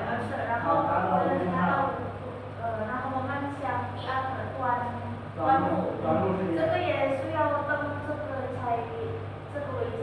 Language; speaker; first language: Chinese; non-native, learner; Indonesian